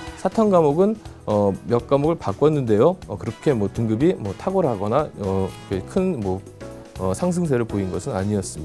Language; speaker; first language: Korean; native; Korean